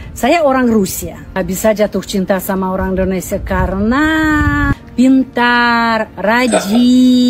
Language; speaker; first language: Indonesian; non-native, learner; Russian